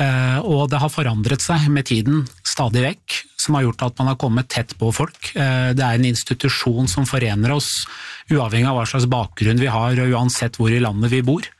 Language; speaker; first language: Norwegian; native; Norwegian